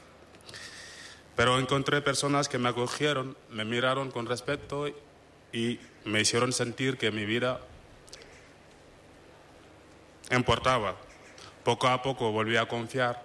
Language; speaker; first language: Spanish; non-native, fluent; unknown